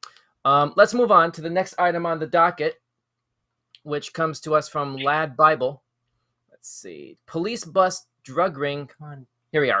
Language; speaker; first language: English; native; English